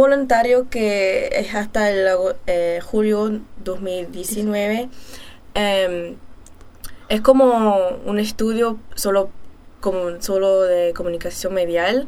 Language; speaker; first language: Spanish; early bilingual, heritage; German